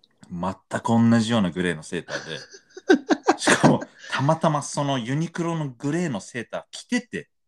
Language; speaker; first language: Japanese; native; Japanese